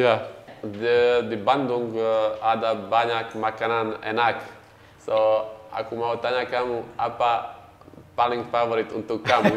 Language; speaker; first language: Indonesian; non-native, learner; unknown